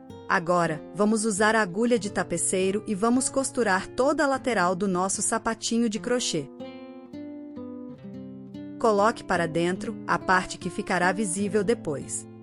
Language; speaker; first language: Portuguese; native; Portuguese